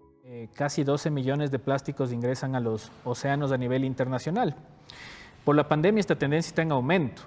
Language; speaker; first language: Spanish; native; Spanish